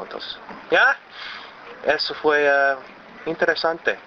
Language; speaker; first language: Spanish; early bilingual, other home language; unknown